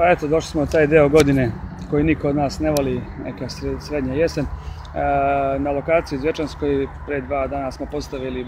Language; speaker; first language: Serbian; native; Serbian